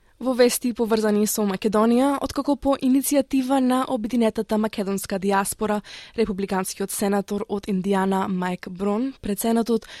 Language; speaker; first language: Macedonian; native; Macedonian